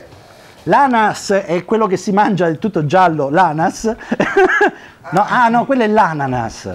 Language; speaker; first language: Italian; native; Italian